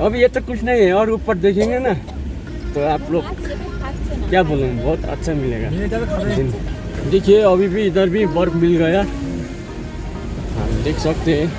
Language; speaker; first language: Hindi; non-native, local second language; Nepali